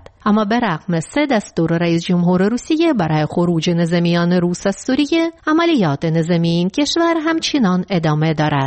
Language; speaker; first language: Persian; native; Persian